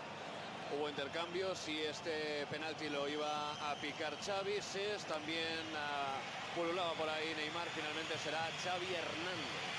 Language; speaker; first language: Spanish; native; Spanish